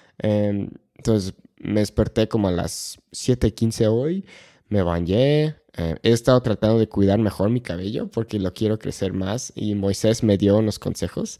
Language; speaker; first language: Spanish; non-native, fluent; English